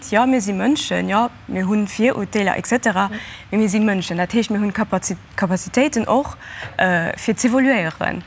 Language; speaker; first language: Luxembourgish; early bilingual, other home language; Kabuverdianu